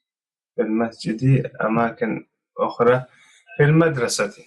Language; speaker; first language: Arabic; non-native, learner; Tigrinya